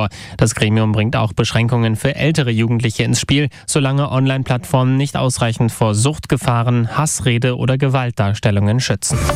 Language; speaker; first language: German; native; German